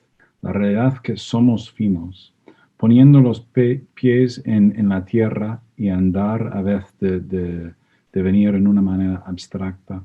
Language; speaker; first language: Spanish; non-native, fluent; English